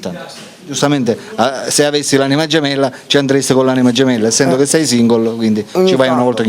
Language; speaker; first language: Italian; native; Italian